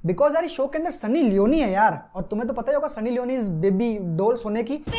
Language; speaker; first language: Hindi; native; Hindi